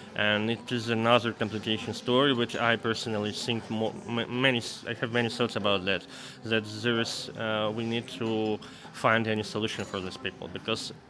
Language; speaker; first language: English; non-native, fluent; Romanian